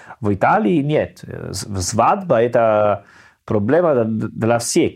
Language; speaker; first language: Russian; non-native, learner; Italian